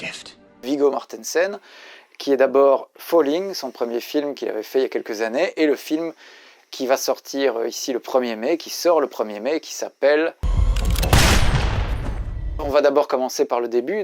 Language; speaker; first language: French; native; French